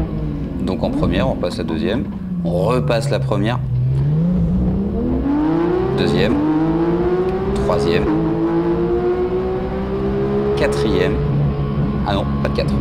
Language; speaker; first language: French; native; French